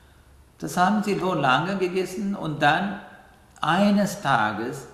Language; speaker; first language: German; non-native, fluent; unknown